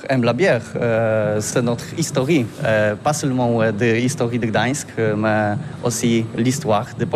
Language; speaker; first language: French; non-native, learner; Polish